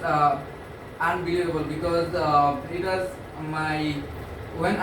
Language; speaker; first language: English; non-native, learner; Bangla